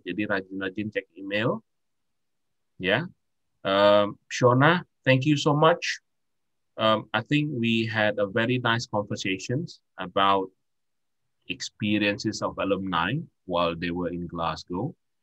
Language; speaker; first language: English; non-native, fluent; Indonesian